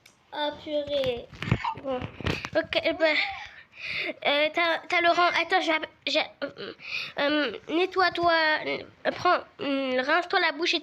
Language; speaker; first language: French; native; French